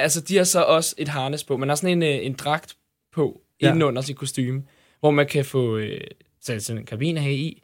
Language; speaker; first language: Danish; native; Danish